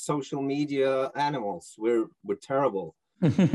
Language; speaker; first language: English; non-native, fluent; Norwegian